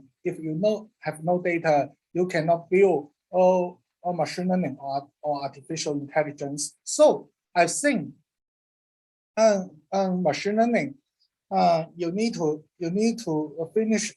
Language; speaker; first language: English; non-native, learner; Cantonese